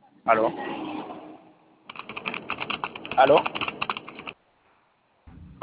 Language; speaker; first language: Spanish; non-native, learner; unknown